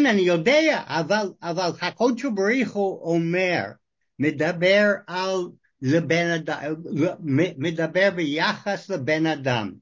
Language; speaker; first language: Hebrew; non-native, fluent; English